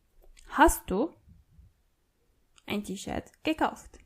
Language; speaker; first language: German; non-native, fluent; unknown